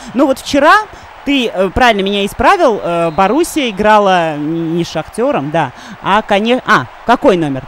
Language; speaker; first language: Russian; non-native, local second language; Armenian